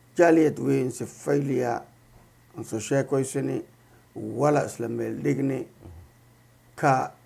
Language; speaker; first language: Somali; non-native, local second language; Maay